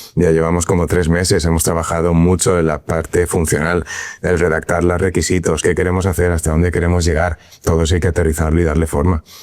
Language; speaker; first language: Spanish; native; Spanish